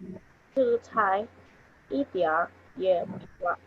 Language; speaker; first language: Chinese; non-native, learner; Indonesian